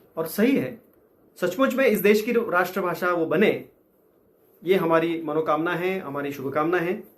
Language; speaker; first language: Hindi; non-native, local second language; Marathi